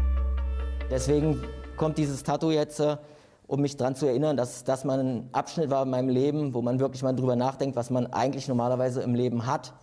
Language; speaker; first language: German; native; German